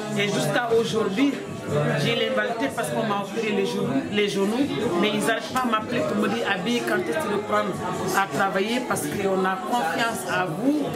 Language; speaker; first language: French; non-native, fluent; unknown